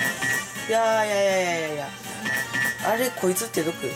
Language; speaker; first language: Japanese; native; Japanese